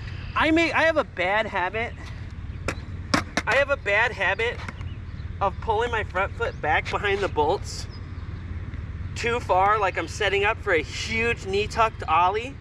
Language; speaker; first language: English; native; English